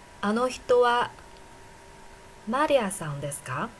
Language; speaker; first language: Japanese; non-native, fluent; Chinese